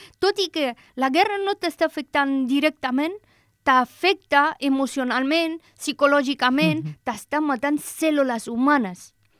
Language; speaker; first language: Catalan; non-native, fluent; Persian